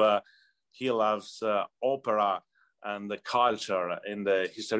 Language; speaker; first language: English; non-native, learner; Italian